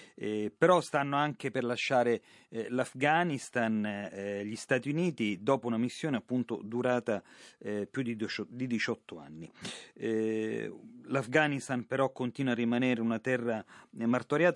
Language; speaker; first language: Italian; native; Italian